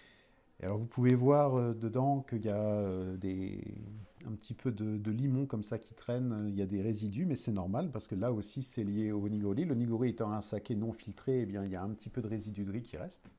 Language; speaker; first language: French; native; French